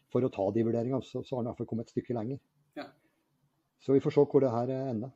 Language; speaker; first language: Norwegian; native; Norwegian